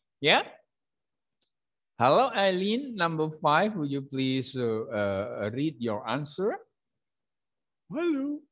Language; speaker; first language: English; non-native, fluent; Indonesian